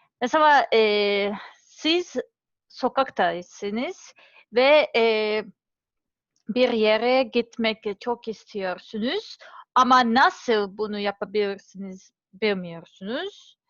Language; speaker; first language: Turkish; non-native, learner; Serbian